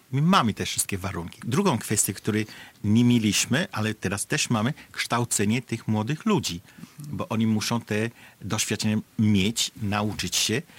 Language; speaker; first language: Polish; non-native, fluent; Bangla